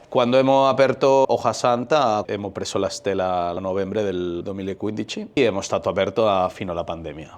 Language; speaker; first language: Italian; non-native, learner; Spanish